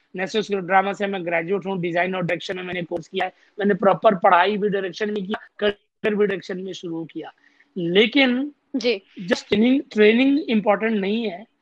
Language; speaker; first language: Hindi; native; Hindi